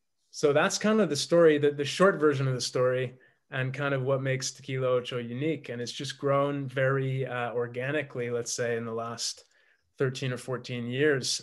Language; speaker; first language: English; native; English